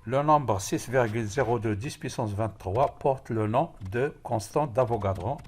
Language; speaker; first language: French; non-native, local second language; Arabic